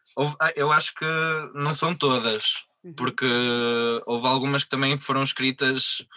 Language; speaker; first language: Portuguese; native; Portuguese